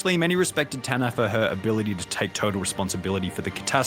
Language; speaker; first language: English; native; English